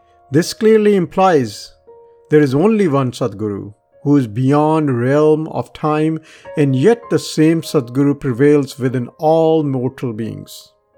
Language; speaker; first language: English; non-native, local second language; Punjabi